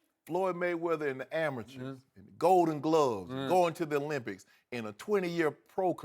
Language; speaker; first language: English; native; English